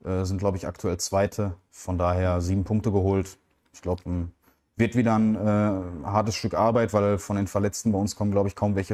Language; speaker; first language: German; native; German